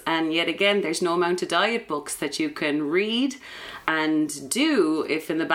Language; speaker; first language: English; native; English